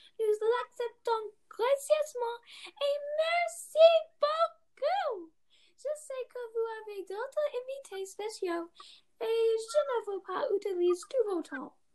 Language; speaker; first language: French; non-native, learner; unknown